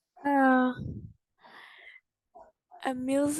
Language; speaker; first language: English; non-native, learner; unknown